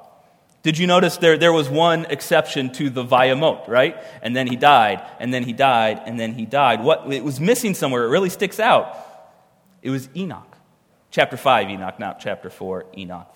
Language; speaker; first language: English; native; English